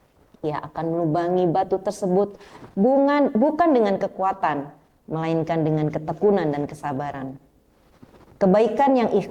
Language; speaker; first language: Indonesian; native; Indonesian